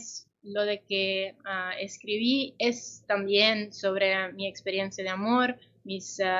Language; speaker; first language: Spanish; non-native, fluent; Italian